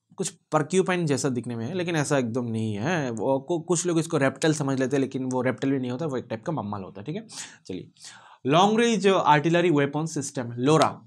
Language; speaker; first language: Hindi; non-native, local second language; Bangla